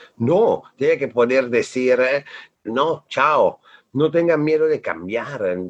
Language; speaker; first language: Spanish; non-native, fluent; Italian